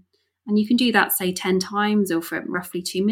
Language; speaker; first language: English; native; English